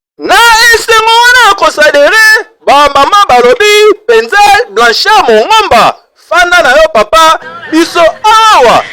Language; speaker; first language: Lingala; native; Lingala